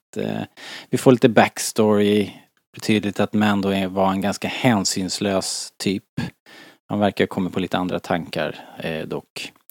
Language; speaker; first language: Swedish; native; Swedish